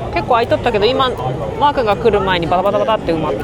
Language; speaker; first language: Japanese; native; Japanese